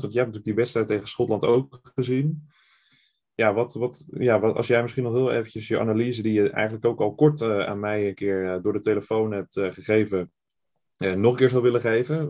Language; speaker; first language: Dutch; native; Dutch